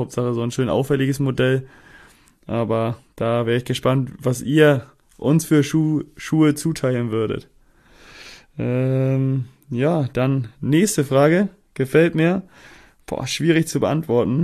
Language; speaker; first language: German; native; German